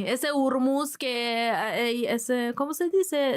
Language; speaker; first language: Spanish; non-native, fluent; Persian